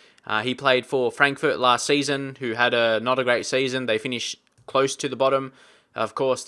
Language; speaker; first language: English; native; English